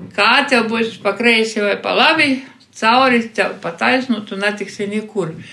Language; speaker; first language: Latvian; non-native, local second language; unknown